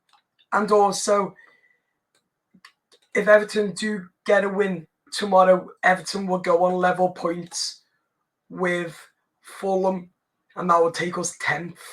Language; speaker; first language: English; native; English